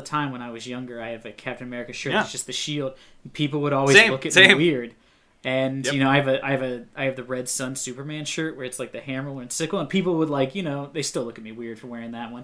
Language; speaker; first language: English; native; English